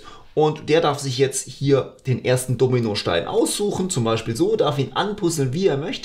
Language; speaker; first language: German; native; German